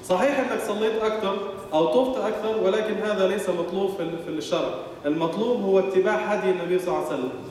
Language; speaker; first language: Arabic; native; Arabic